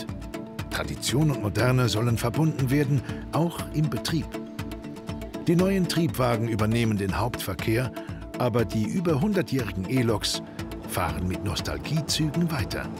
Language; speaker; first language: German; native; German